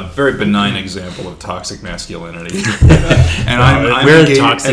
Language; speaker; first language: English; native; English